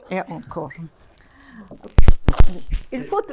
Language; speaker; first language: French; non-native, learner; Russian